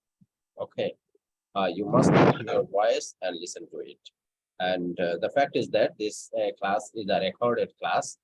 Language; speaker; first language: English; non-native, fluent; Bangla